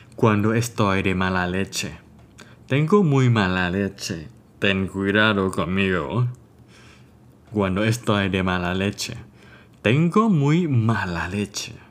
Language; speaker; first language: Spanish; non-native, fluent; Thai